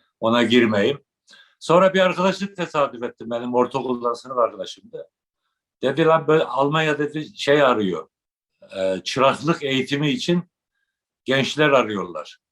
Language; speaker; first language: Turkish; native; Turkish